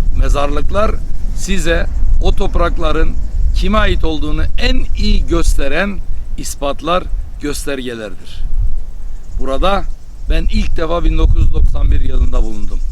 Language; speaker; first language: Turkish; non-native, local second language; Armenian